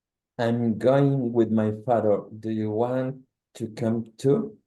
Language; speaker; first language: English; non-native, learner; Spanish